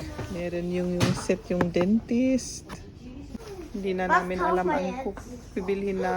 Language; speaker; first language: Filipino; native; Filipino